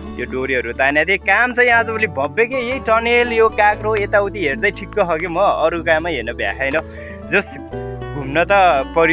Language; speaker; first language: Nepali; non-native, local second language; Eastern Tamang